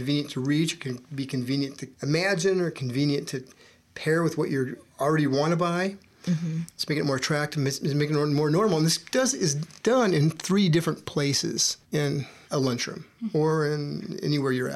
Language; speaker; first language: English; native; English